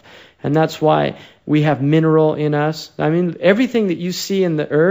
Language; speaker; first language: English; native; English